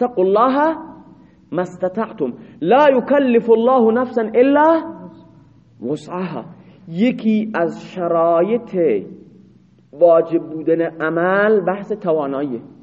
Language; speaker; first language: Persian; non-native, local second language; Baluchi